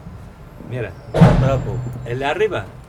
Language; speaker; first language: Spanish; non-native, local second language; Arabic